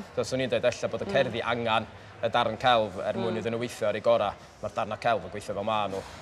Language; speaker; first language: Welsh; native; Welsh